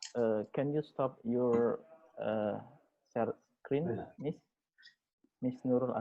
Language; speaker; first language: English; non-native, learner; Indonesian